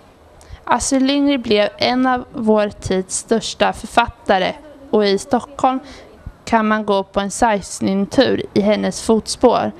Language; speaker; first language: Swedish; native; Swedish